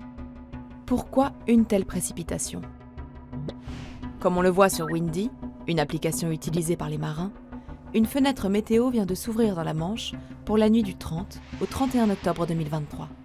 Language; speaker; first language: French; native; French